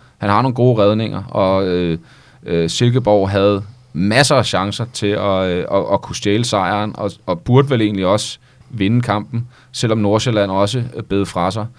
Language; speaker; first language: Danish; native; Danish